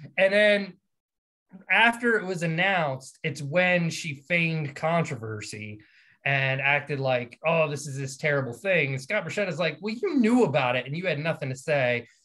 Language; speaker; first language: English; native; English